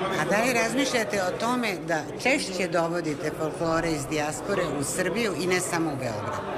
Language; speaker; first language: Serbian; native; Serbian